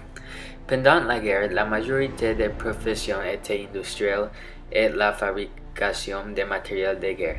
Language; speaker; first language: French; non-native, learner; English